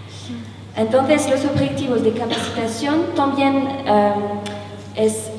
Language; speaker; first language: Spanish; non-native, learner; French